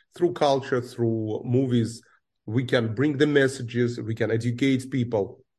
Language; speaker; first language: English; non-native, fluent; Russian